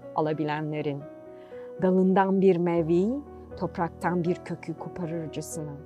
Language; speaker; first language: English; non-native, fluent; Turkish